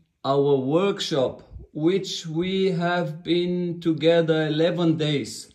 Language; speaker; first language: English; non-native, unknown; Bulgarian